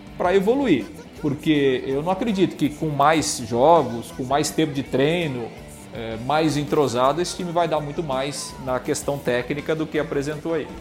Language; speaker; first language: Portuguese; native; Portuguese